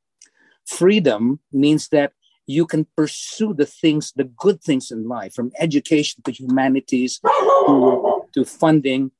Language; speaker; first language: English; non-native, local second language; Filipino